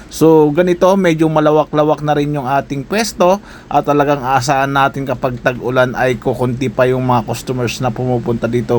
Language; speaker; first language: Filipino; native; Filipino